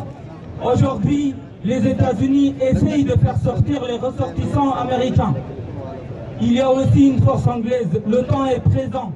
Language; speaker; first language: French; non-native, fluent; Persian